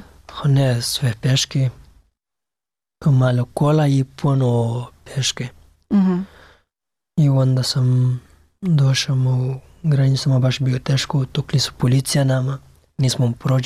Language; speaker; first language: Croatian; non-native, learner; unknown